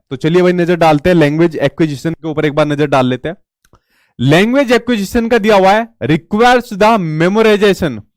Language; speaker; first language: Hindi; native; Hindi